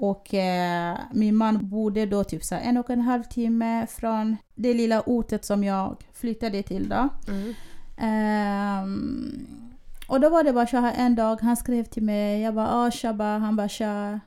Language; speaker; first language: Swedish; early bilingual, other home language; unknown